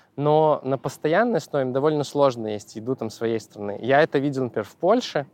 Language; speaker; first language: Russian; native; Russian